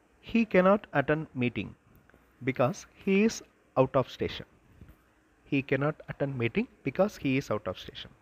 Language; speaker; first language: English; non-native, local second language; Tamil